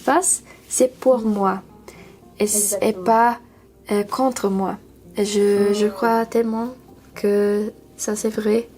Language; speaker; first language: French; non-native, learner; English